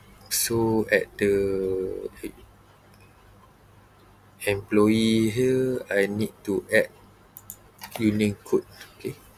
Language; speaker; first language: English; non-native, local second language; Malay